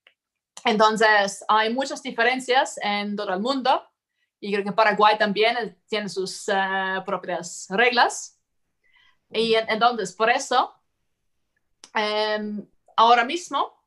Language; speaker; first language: Spanish; non-native, fluent; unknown